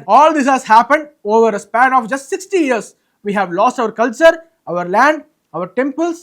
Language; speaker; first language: English; non-native, local second language; Tamil